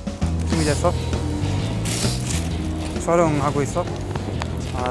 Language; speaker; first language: Korean; non-native, fluent; Luxembourgish